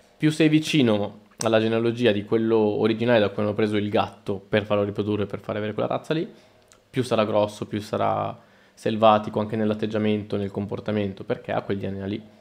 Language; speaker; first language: Italian; early bilingual, other home language; Spanish